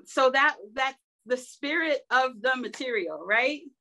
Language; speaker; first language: English; native; English